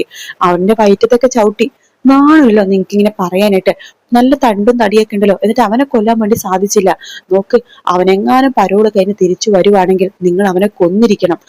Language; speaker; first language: Malayalam; native; Malayalam